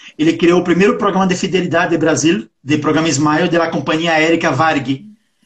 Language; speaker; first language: Portuguese; non-native, learner; Spanish